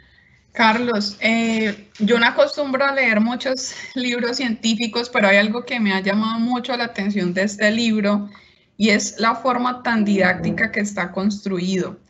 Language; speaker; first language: Spanish; native; Spanish